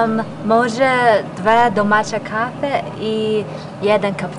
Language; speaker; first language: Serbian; non-native, learner; Chinese